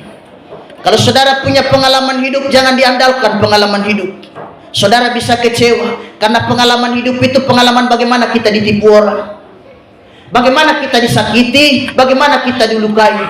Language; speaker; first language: Indonesian; native; Indonesian